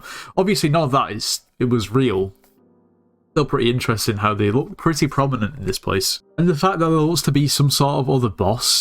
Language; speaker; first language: English; native; English